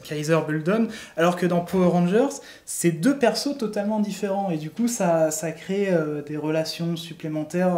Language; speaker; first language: French; native; French